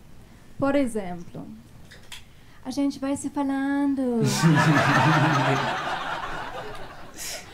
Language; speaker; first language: Portuguese; non-native, fluent; German